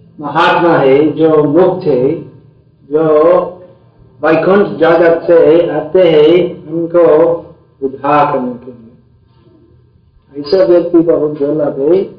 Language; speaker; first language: Hindi; non-native, fluent; English